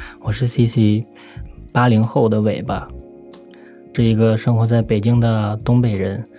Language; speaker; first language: Chinese; native; Chinese